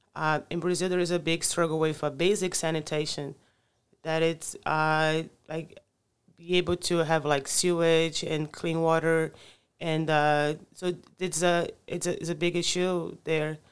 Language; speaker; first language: English; non-native, fluent; Portuguese